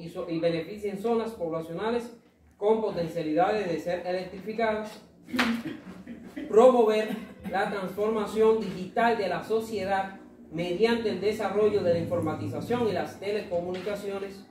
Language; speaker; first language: Spanish; native; Spanish